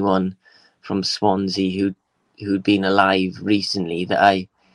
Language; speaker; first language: English; native; English